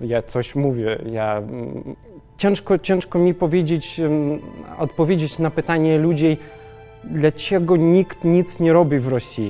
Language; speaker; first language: Polish; non-native, learner; Russian